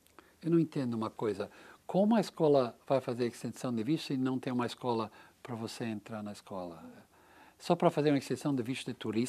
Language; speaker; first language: Portuguese; non-native, learner; English